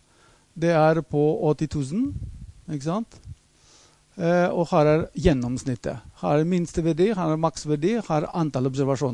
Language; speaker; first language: Norwegian; non-native, fluent; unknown